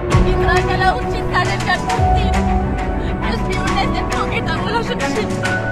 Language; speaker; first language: Indonesian; non-native, learner; French